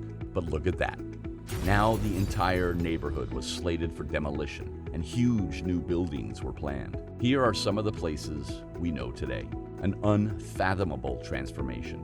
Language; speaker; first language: English; native; English